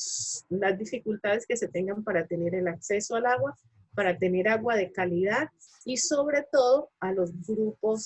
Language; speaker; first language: Spanish; native; Spanish